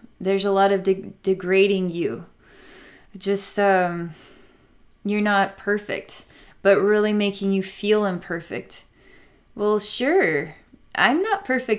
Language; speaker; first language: English; native; English